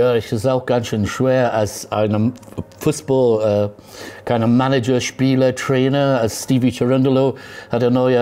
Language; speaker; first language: German; non-native, fluent; English